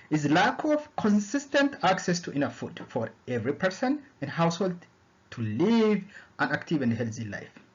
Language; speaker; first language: English; non-native, local second language; Amharic